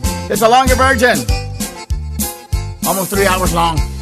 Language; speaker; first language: English; early bilingual, other home language; Spanish